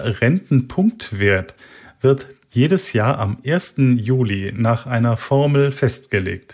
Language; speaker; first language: German; native; German